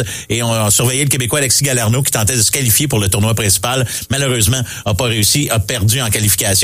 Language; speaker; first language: French; native; French